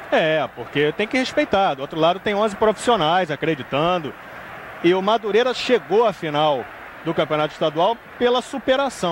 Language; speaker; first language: Portuguese; native; Portuguese